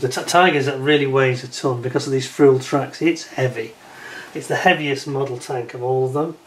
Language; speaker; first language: English; native; English